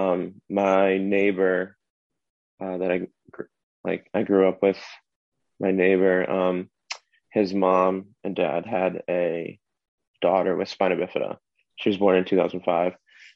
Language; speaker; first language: English; native; English